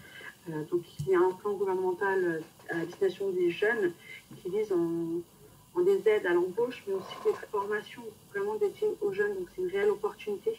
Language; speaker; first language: French; native; French